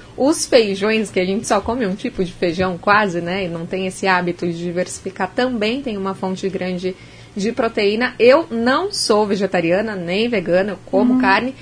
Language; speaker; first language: Portuguese; native; Portuguese